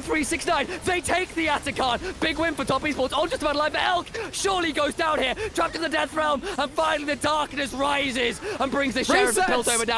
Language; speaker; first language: English; native; English